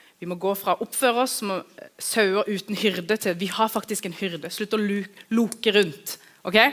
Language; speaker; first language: Norwegian; early bilingual, other home language; Kurdish